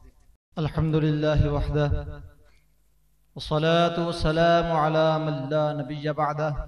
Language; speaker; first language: Arabic; non-native, learner; Urdu